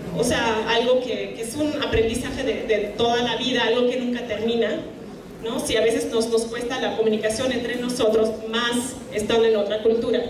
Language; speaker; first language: Spanish; non-native, fluent; German